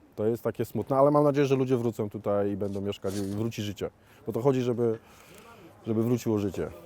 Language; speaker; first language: Polish; native; Polish